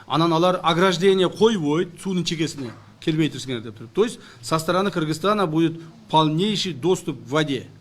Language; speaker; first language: Russian; non-native, local second language; Kyrgyz